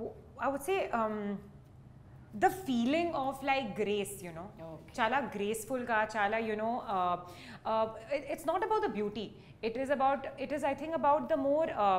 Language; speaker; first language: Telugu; non-native, learner; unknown